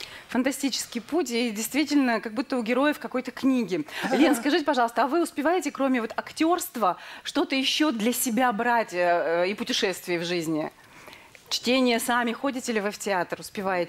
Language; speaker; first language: Russian; native; Russian